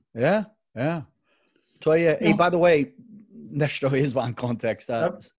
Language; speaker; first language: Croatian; early bilingual, heritage; Croatian